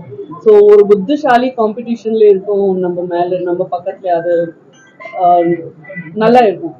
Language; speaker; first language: Tamil; non-native, learner; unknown